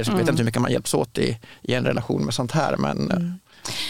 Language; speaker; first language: Swedish; native; Swedish